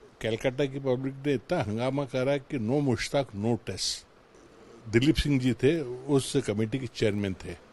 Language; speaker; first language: Hindi; native; Hindi